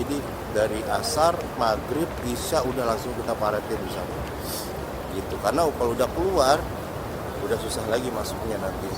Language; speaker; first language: Indonesian; native; Indonesian